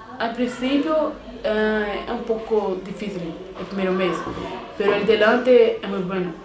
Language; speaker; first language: Spanish; non-native, learner; Portuguese